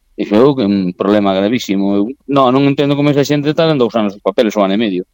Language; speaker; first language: Galician; native; Galician